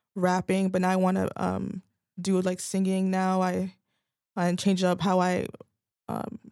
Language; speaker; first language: English; native; English